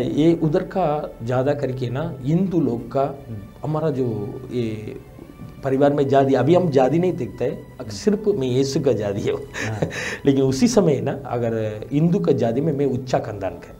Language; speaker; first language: Hindi; non-native, local second language; Tamil